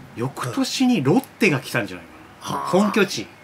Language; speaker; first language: Japanese; native; Japanese